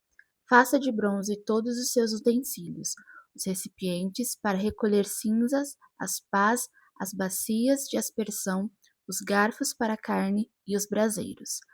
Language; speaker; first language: Portuguese; native; Portuguese